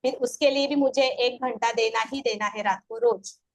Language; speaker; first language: Hindi; non-native, local second language; Marathi